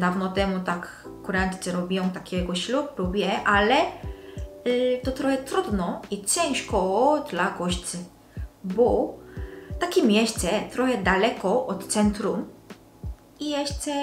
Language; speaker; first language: Polish; non-native, local second language; Korean